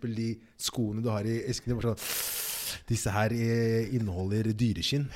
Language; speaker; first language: Norwegian; early bilingual, other home language; Igbo